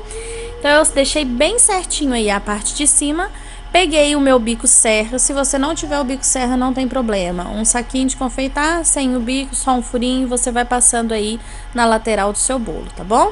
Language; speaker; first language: Portuguese; native; Portuguese